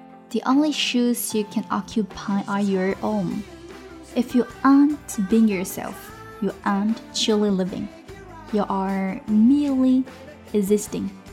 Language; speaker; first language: English; non-native, fluent; Chinese